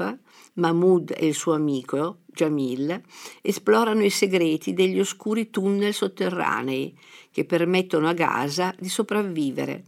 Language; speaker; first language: Italian; native; Italian